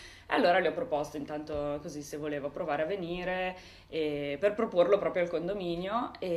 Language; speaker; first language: Italian; native; Italian